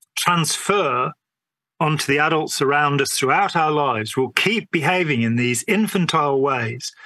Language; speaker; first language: English; native; English